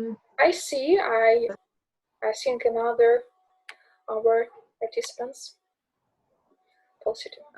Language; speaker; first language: English; non-native, learner; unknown